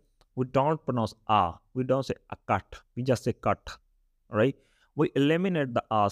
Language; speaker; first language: English; non-native, local second language; Punjabi